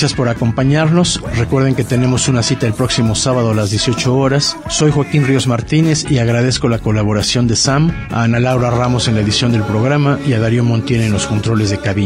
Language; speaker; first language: Spanish; native; Spanish